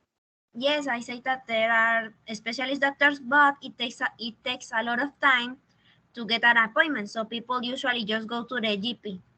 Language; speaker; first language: English; non-native, fluent; Spanish